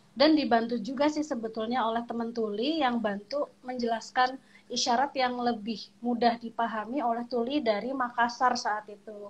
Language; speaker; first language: Indonesian; native; Indonesian